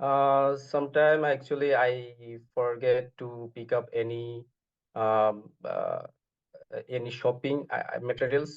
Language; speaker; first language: English; non-native, learner; Bangla